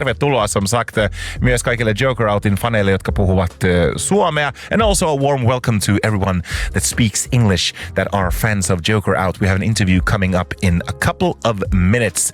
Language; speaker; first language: Swedish; native; Swedish